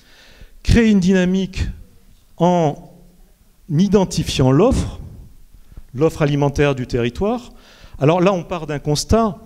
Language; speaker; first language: French; native; French